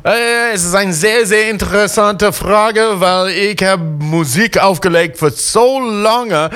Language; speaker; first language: German; non-native, fluent; English